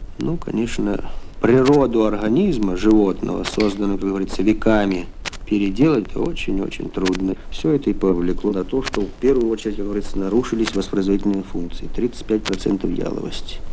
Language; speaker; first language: Russian; native; Russian